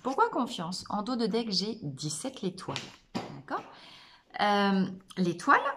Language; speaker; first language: French; native; French